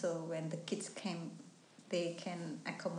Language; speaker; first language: English; non-native, fluent; Indonesian